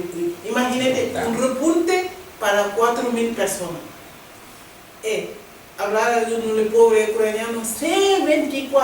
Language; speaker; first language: Spanish; non-native, learner; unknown